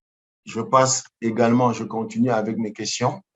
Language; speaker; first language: French; non-native, local second language; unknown